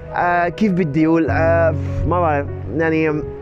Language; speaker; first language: Arabic; non-native, learner; French